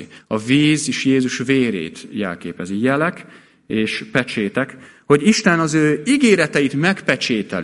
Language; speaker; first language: Hungarian; native; Hungarian